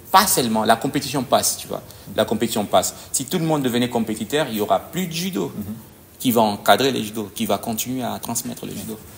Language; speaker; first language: French; non-native, local second language; Lingala